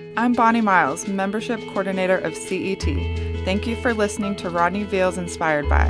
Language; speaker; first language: English; native; English